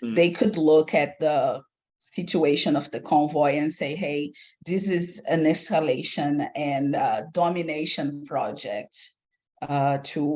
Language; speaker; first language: English; non-native, fluent; Portuguese